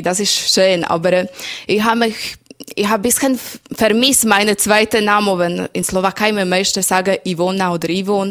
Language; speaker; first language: German; non-native, learner; Slovak